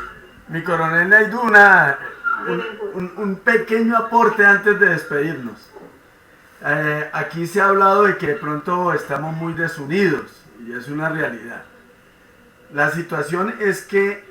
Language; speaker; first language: Spanish; native; Spanish